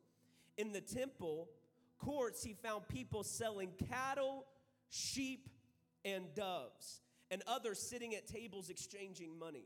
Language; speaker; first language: English; native; English